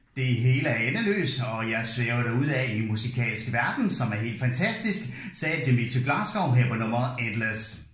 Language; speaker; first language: Danish; native; Danish